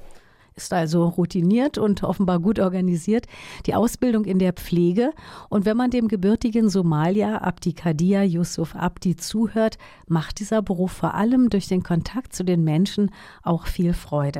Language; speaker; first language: German; native; German